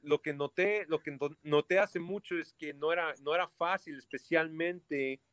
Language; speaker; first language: Spanish; early bilingual, heritage; Spanish